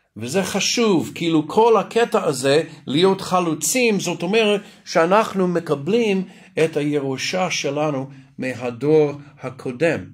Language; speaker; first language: Hebrew; non-native, fluent; Russian